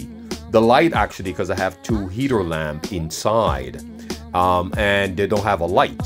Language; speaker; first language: English; non-native, fluent; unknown